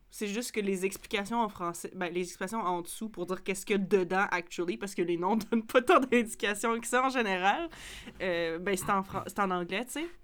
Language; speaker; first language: French; native; French